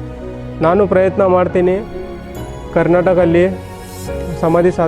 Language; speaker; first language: Kannada; non-native, local second language; Marathi